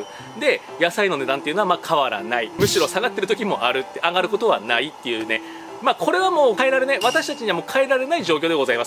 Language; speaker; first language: Japanese; native; Japanese